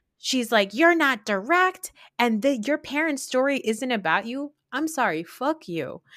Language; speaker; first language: English; early bilingual, other home language; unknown